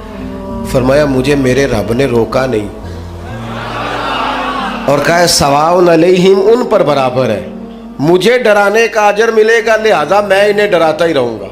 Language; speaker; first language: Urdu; non-native, local second language; Punjabi